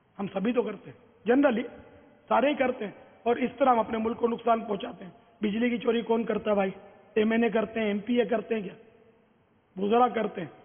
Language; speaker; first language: Urdu; non-native, local second language; Memoni